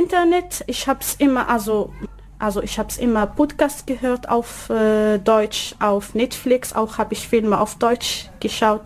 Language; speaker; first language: German; non-native, learner; Arabic